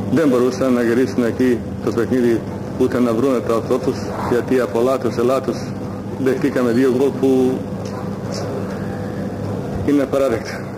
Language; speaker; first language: Greek; non-native, fluent; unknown